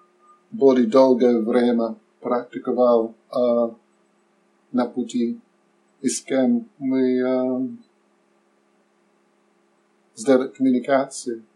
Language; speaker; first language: Russian; non-native, learner; English